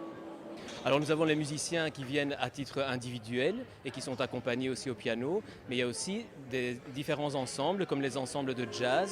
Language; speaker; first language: French; native; French